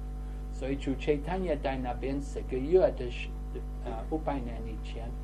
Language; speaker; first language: Chinese; non-native, fluent; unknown